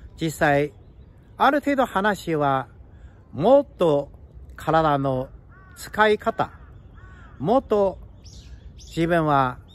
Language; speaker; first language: Japanese; non-native, fluent; Chinese